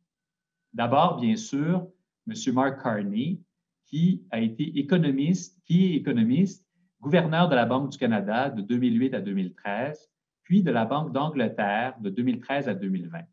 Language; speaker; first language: French; native; French